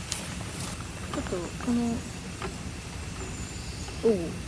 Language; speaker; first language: Japanese; native; Japanese